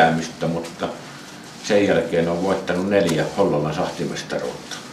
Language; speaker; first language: Finnish; native; Finnish